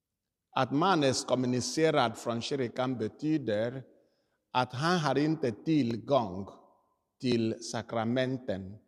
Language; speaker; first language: Swedish; non-native, fluent; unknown